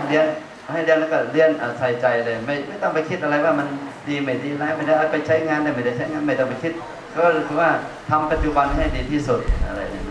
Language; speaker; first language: Thai; non-native, fluent; Chinese